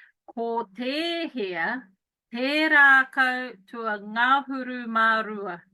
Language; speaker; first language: Māori; non-native, learner; English